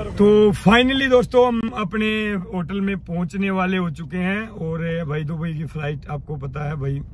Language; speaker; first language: Hindi; native; Hindi